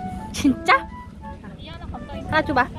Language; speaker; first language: Korean; non-native, learner; Vietnamese